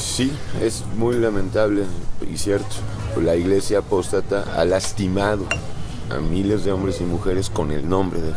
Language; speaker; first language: Spanish; native; Spanish